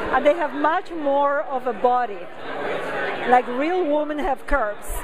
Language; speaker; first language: English; non-native, fluent; Spanish